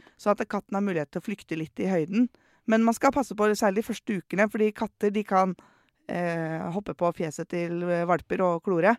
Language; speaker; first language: Norwegian; native; Norwegian